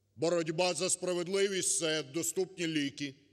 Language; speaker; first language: Ukrainian; native; Ukrainian